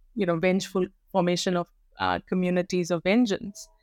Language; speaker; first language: English; non-native, local second language; Hindi